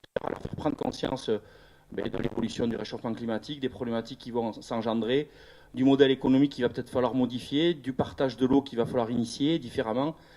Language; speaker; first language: French; native; French